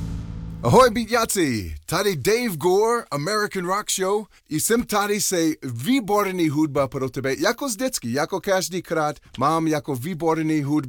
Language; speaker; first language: Czech; non-native, learner; English